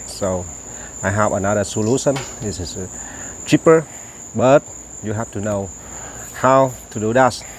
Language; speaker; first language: English; non-native, local second language; Vietnamese